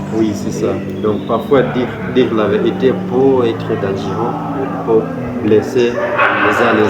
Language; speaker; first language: French; non-native, fluent; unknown